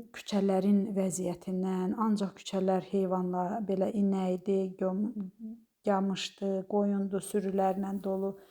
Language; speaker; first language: Azerbaijani; native; Azerbaijani